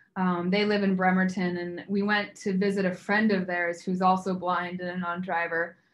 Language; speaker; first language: English; native; English